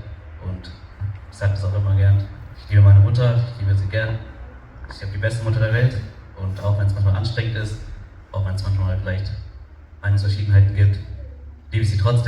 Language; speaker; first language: German; early bilingual, other home language; Tamil